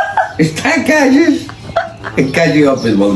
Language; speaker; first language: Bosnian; non-native, learner; Spanish